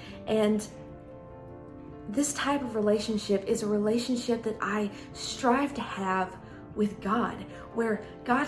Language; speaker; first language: English; native; English